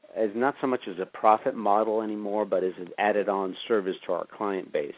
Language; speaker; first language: English; native; English